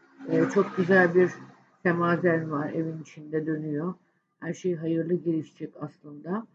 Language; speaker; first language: Turkish; native; Turkish